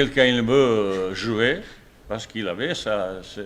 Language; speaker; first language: French; non-native, fluent; Bosnian